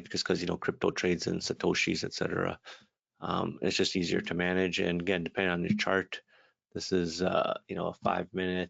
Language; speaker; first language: English; native; English